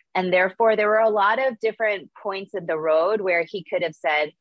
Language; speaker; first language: English; early bilingual, other home language; Korean